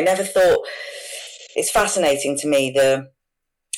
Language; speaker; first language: English; native; English